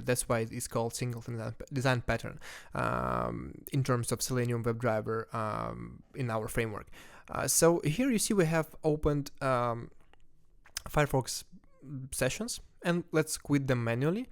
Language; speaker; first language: English; non-native, fluent; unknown